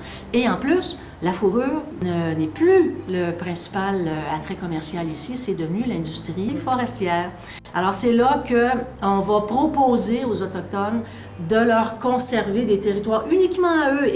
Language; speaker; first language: French; native; French